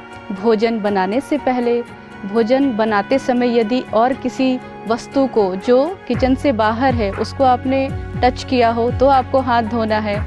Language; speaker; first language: Hindi; native; Hindi